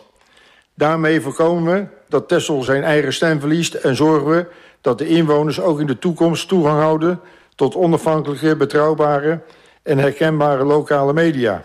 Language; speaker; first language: Dutch; native; Dutch